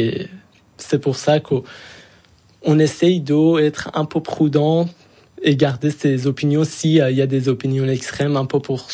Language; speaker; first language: French; non-native, fluent; Persian